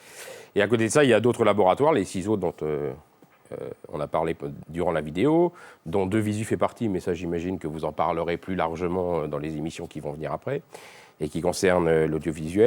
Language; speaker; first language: French; native; French